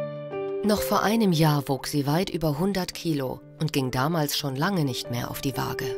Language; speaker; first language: German; native; German